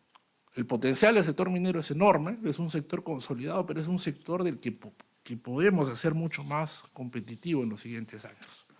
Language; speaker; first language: Spanish; native; Spanish